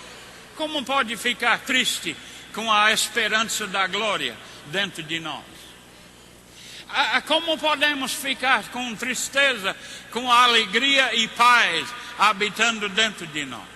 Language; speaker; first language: Portuguese; non-native, fluent; English